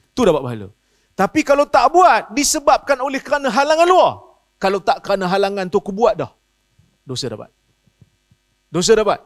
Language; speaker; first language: Malay; native; Malay